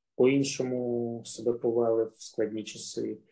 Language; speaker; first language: Ukrainian; native; Ukrainian